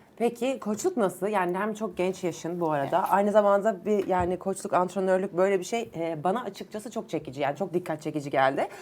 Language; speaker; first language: Turkish; native; Turkish